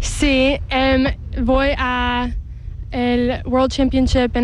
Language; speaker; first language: Spanish; early bilingual, heritage; English